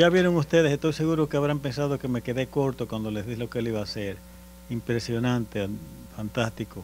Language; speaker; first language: Spanish; native; Spanish